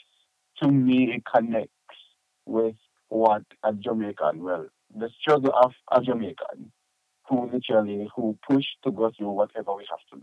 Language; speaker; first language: English; non-native, local second language; Jamaican Creole English